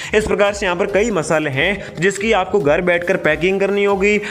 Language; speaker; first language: Hindi; native; Hindi